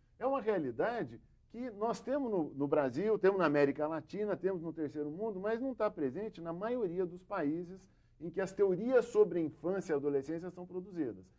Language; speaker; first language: Portuguese; native; Portuguese